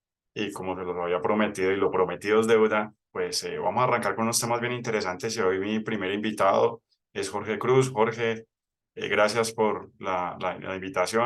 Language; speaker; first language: Spanish; native; Spanish